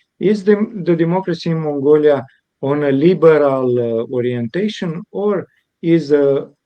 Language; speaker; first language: English; non-native, fluent; Romanian